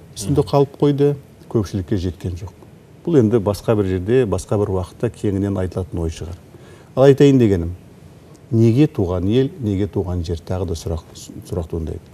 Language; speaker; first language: Kazakh; native; Kazakh